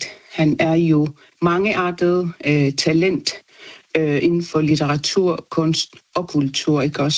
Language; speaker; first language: Danish; non-native, local second language; Kalaallisut